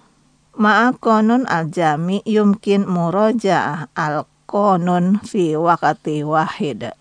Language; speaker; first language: Arabic; non-native, fluent; Indonesian